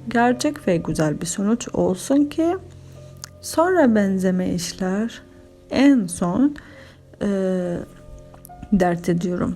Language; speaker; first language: Turkish; non-native, fluent; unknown